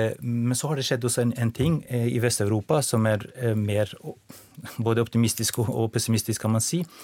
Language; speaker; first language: Norwegian; non-native, fluent; Albanian